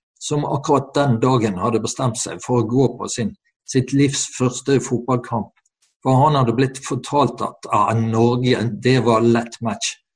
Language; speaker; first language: Norwegian; native; Norwegian